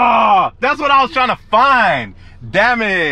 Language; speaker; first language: English; native; English